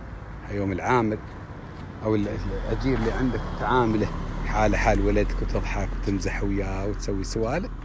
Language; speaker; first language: Arabic; native; Arabic